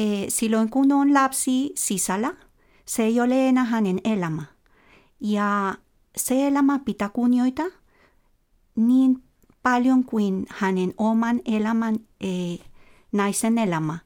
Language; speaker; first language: Finnish; non-native, fluent; Spanish